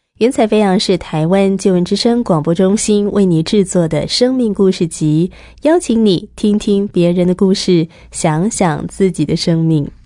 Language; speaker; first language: Chinese; native; Chinese